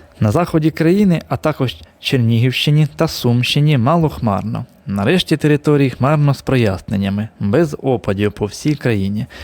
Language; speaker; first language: Ukrainian; native; Ukrainian